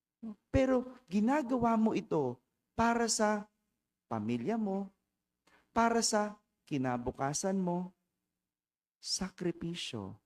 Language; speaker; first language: Filipino; native; Filipino